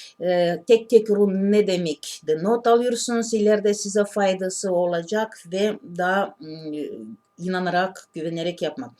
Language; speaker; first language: Turkish; non-native, learner; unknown